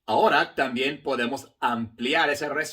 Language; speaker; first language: Spanish; non-native, fluent; English